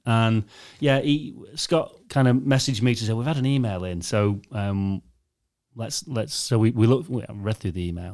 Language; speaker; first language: English; native; English